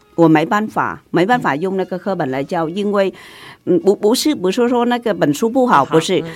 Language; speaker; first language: Chinese; non-native, fluent; Vietnamese